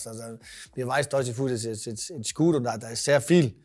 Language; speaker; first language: German; non-native, learner; Danish